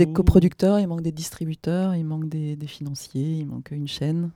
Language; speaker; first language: French; native; French